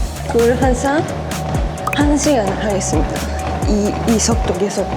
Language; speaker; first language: Korean; non-native, fluent; Japanese